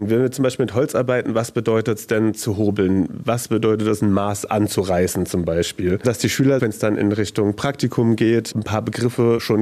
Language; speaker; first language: German; native; German